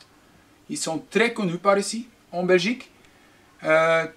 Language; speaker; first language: French; non-native, local second language; Dutch